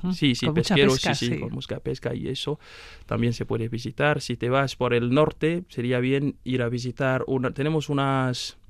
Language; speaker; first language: Spanish; non-native, fluent; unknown